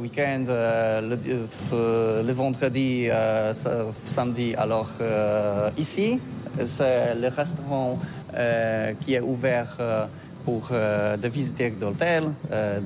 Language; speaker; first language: French; non-native, learner; Polish